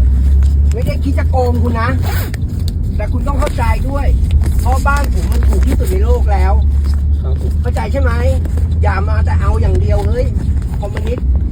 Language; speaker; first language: Thai; native; Thai